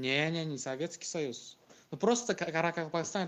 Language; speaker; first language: Russian; non-native, fluent; Uzbek